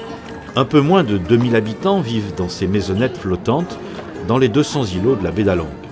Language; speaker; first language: French; native; French